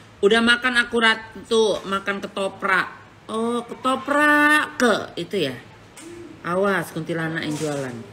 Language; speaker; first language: Indonesian; native; Indonesian